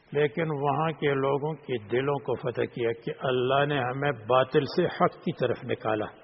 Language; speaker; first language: Urdu; native; Urdu